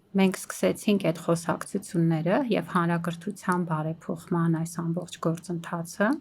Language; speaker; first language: Armenian; native; Armenian